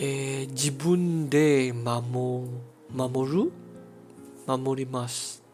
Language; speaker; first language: Japanese; non-native, learner; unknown